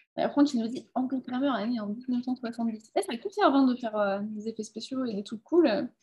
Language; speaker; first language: French; native; French